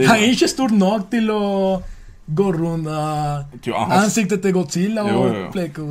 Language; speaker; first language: Norwegian; non-native, learner; Swedish